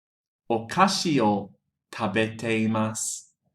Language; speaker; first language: Japanese; non-native, fluent; English